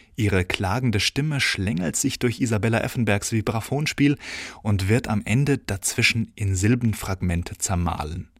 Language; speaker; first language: German; native; German